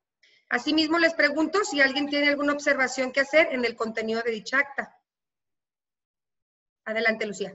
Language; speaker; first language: Spanish; native; Spanish